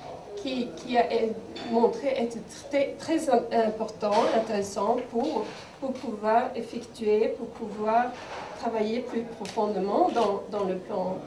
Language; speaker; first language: French; non-native, fluent; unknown